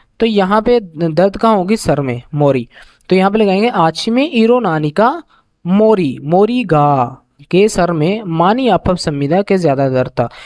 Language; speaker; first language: Urdu; native; Urdu